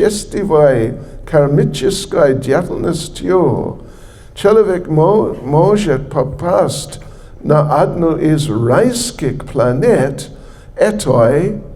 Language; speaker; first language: Russian; non-native, learner; English